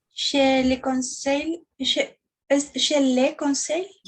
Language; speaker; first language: French; non-native, learner; Spanish